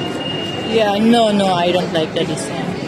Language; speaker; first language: English; non-native, learner; Filipino